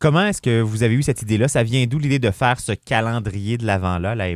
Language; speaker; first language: French; native; French